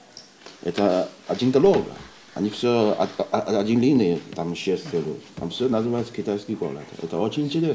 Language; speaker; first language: Russian; non-native, learner; Chinese